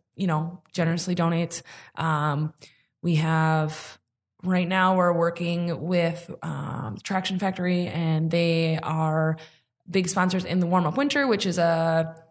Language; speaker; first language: English; native; English